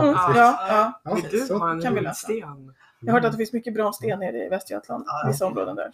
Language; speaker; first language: Swedish; native; Swedish